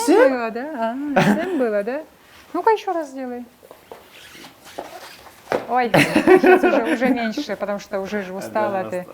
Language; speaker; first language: Russian; non-native, local second language; Kyrgyz